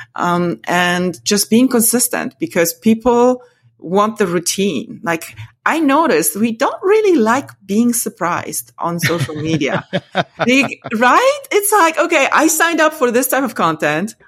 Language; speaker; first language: English; non-native, fluent; Polish